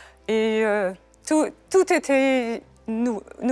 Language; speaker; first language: French; non-native, fluent; English